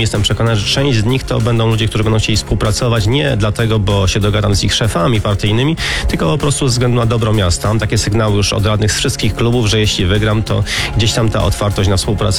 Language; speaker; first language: Polish; native; Polish